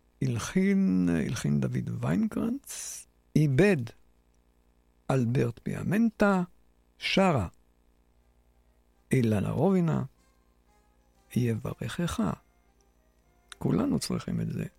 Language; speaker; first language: Hebrew; native; Hebrew